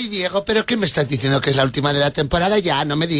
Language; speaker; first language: Spanish; native; Spanish